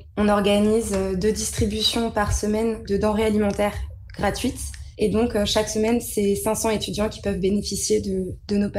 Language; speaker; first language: French; native; French